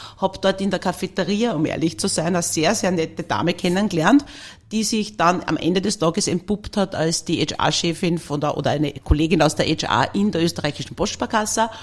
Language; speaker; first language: German; native; German